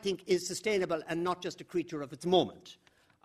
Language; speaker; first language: English; native; English